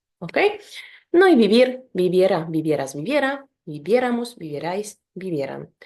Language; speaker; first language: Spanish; non-native, fluent; Polish